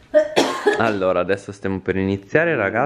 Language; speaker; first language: Italian; native; Italian